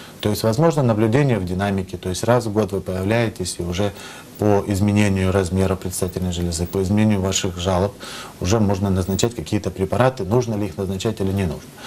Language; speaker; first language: Russian; native; Russian